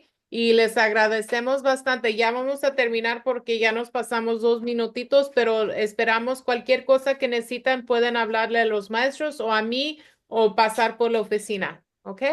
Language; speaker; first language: Spanish; early bilingual, other home language; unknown